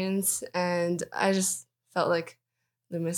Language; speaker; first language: English; non-native, local second language; Cantonese